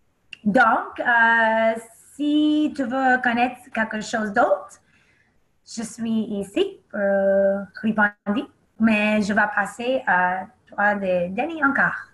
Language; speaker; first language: French; non-native, learner; English